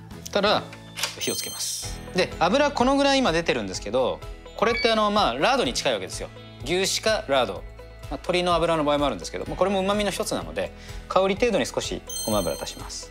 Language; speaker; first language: Japanese; native; Japanese